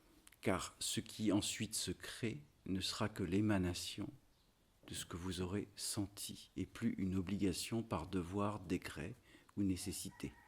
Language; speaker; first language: French; native; French